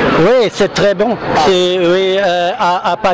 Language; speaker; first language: French; non-native, learner; Norwegian